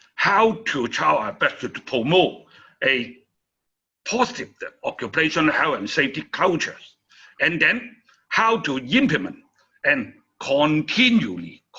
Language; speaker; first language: English; non-native, learner; Chinese